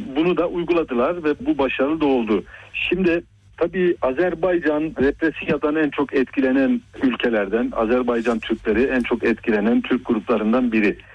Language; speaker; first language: Turkish; native; Turkish